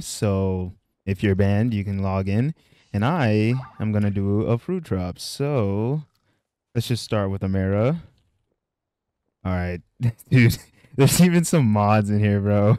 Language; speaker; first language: English; native; English